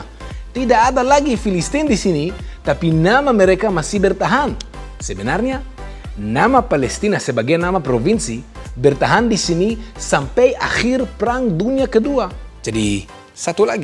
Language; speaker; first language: Indonesian; non-native, fluent; Hebrew